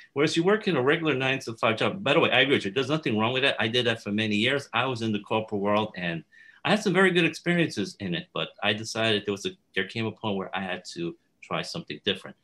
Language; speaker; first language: English; native; English